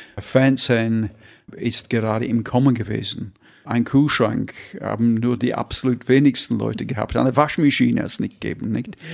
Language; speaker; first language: German; non-native, fluent; English